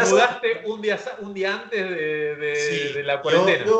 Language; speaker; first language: Spanish; native; Spanish